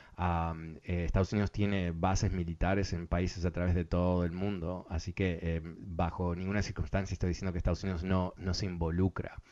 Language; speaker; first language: Spanish; early bilingual, other home language; English